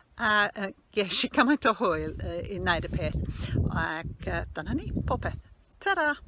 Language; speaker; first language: Welsh; non-native, learner; English